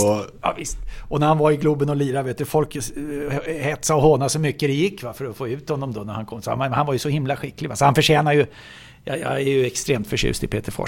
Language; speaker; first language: Swedish; native; Swedish